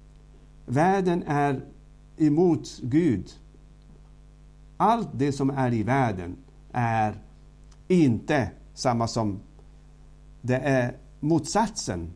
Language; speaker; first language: Swedish; non-native, fluent; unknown